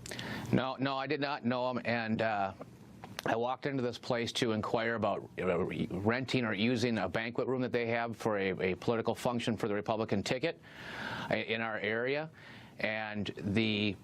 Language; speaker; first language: English; native; English